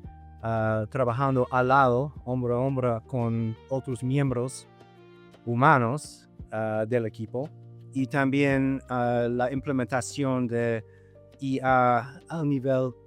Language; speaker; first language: Spanish; non-native, fluent; English